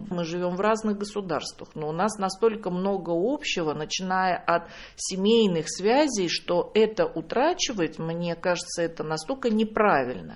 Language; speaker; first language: Russian; native; Russian